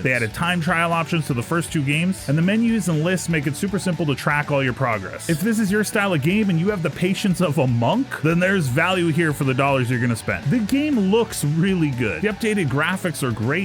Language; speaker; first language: English; native; English